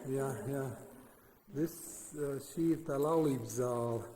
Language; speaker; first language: Latvian; early bilingual, heritage; Latvian